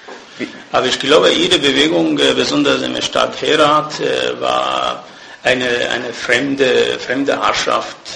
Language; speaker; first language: German; non-native, fluent; Persian